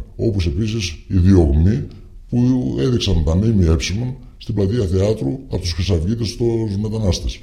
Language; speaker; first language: Greek; native; Greek